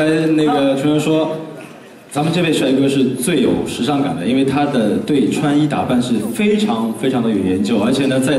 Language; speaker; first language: Chinese; native; Chinese